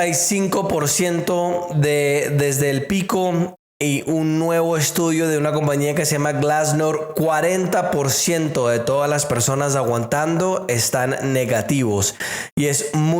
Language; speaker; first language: Spanish; native; Spanish